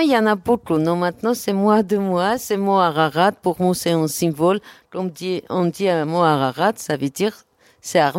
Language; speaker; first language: French; non-native, learner; Armenian